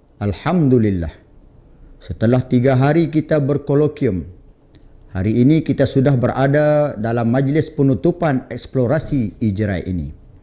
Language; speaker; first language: Malay; native; Malay